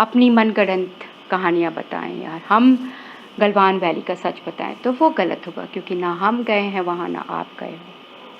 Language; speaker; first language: Hindi; native; Hindi